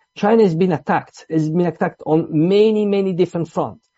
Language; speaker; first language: English; non-native, fluent; Italian